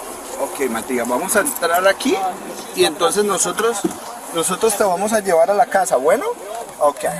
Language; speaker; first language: Spanish; early bilingual, heritage; Spanish